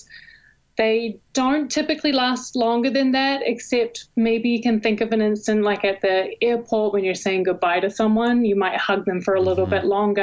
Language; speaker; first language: English; native; English